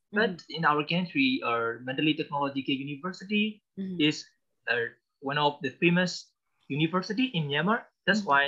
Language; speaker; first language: English; non-native, learner; Burmese